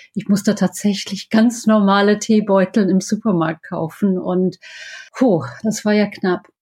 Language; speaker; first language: German; non-native, fluent; English